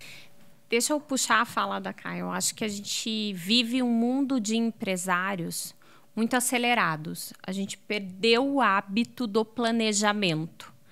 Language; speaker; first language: Portuguese; native; Portuguese